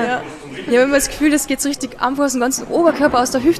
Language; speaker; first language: German; native; German